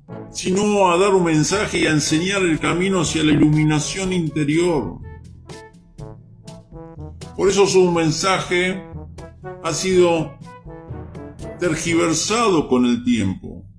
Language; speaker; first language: Spanish; native; Spanish